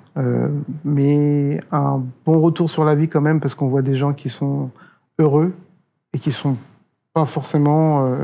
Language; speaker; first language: French; native; French